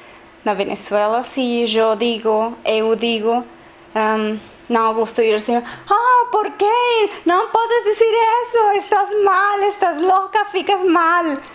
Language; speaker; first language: Portuguese; non-native, learner; Spanish